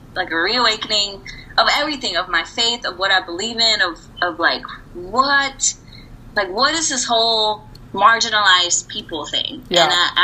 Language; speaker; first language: English; early bilingual, other home language; Spanish